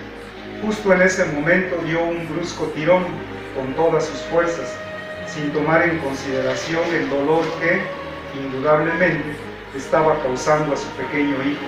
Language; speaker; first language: Spanish; native; Spanish